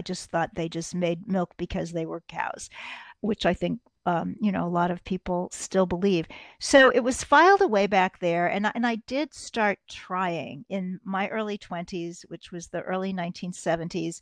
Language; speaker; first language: English; native; English